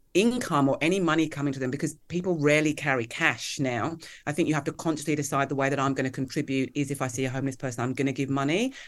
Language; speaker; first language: English; native; English